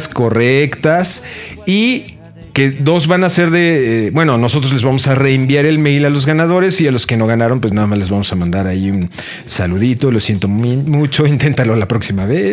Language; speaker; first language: Spanish; native; Spanish